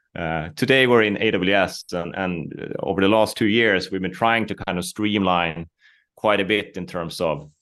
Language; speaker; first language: English; non-native, fluent; Swedish